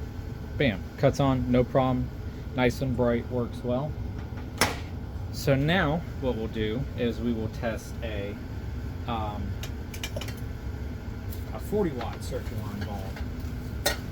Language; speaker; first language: English; native; English